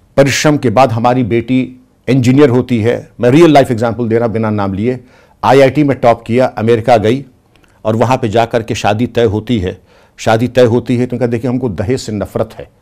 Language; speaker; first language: Hindi; native; Hindi